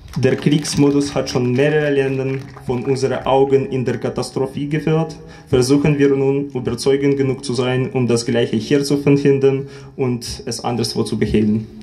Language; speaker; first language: German; non-native, fluent; Ukrainian